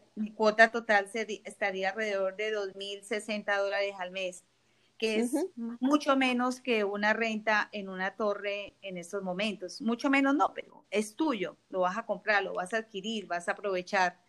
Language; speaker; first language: Spanish; native; Spanish